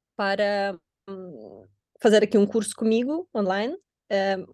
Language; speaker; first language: Portuguese; non-native, fluent; Russian